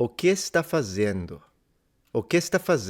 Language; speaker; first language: Portuguese; non-native, learner; Italian